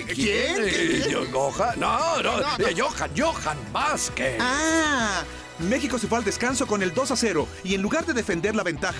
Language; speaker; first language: Spanish; native; Spanish